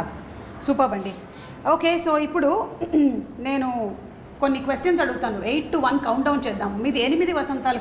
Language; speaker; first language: Telugu; native; Telugu